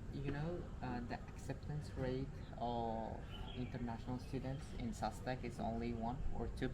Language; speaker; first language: English; non-native, fluent; Uzbek